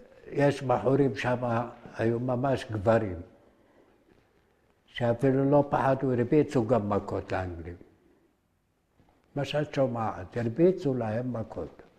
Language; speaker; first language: Hebrew; early bilingual, other home language; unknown